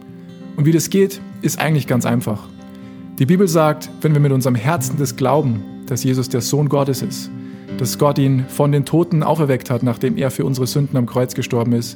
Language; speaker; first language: German; native; German